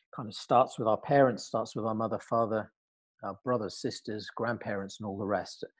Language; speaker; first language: English; native; English